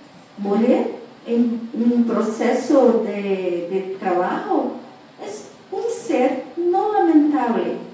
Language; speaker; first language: Spanish; non-native, fluent; Portuguese